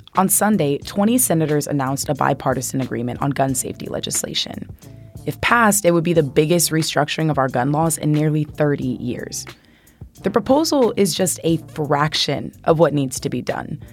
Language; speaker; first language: English; native; English